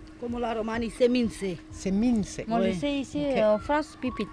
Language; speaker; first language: French; non-native, learner; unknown